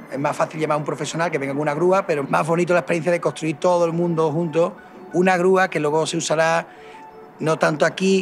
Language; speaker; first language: Spanish; native; Spanish